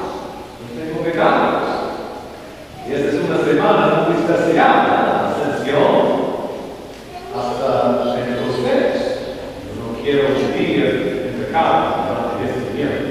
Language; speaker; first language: Spanish; non-native, learner; English